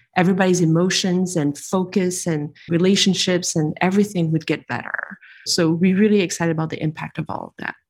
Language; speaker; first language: English; non-native, fluent; French